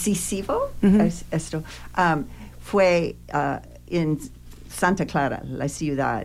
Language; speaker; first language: Spanish; non-native, learner; English